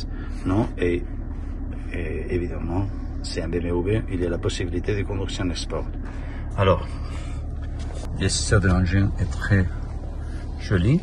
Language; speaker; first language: French; non-native, learner; Spanish